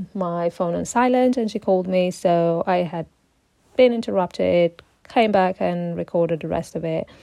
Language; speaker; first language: English; non-native, fluent; Italian